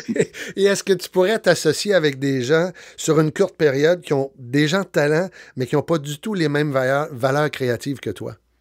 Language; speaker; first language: French; native; French